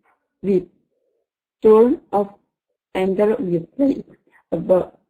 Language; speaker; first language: English; non-native, learner; Indonesian